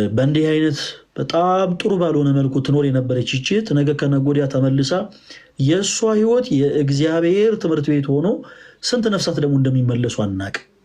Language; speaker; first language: Amharic; native; Amharic